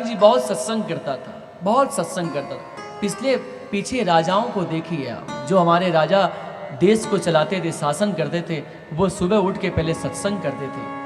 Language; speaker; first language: Hindi; non-native, local second language; Marwari